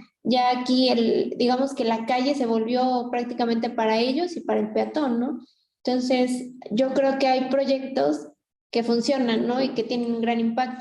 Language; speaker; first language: Spanish; native; Spanish